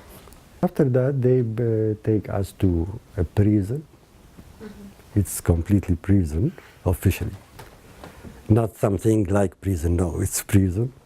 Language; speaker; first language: English; non-native, learner; Arabic